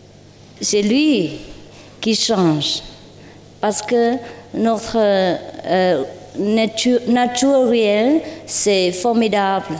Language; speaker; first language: French; non-native, learner; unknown